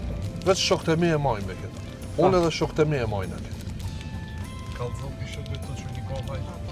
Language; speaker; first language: Albanian; native; Albanian